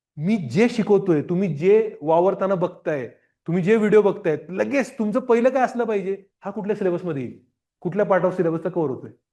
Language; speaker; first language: Marathi; non-native, local second language; Gujarati